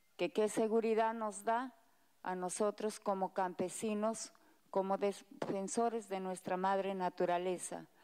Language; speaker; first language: Spanish; native; Spanish